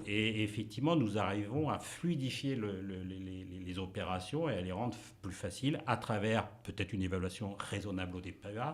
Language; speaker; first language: French; native; French